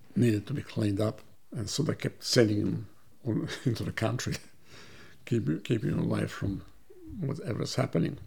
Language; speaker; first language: English; early bilingual, other home language; Serbian